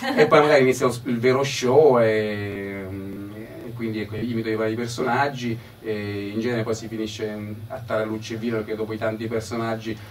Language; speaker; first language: Italian; native; Italian